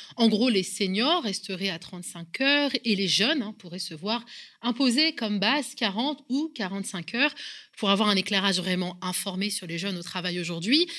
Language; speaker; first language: French; native; French